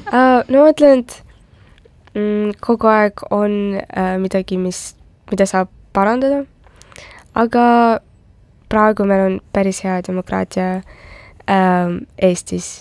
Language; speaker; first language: Estonian; non-native, local second language; Russian